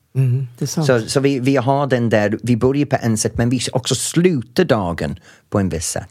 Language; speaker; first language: Swedish; non-native, fluent; English